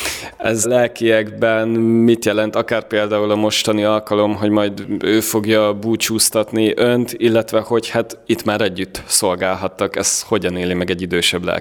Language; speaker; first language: Hungarian; native; Hungarian